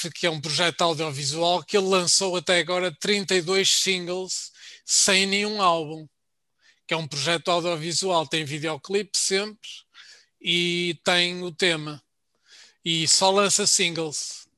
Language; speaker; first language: Portuguese; native; Portuguese